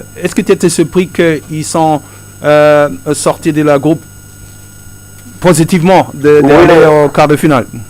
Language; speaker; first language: French; non-native, fluent; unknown